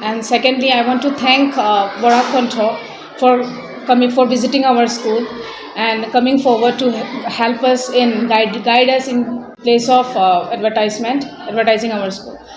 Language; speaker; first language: English; non-native, local second language; Sylheti